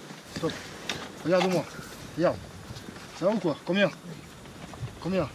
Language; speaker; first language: French; native; French